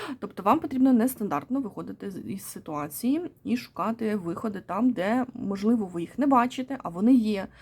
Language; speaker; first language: Ukrainian; non-native, local second language; Russian